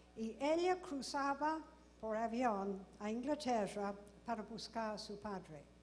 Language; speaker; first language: Spanish; non-native, fluent; English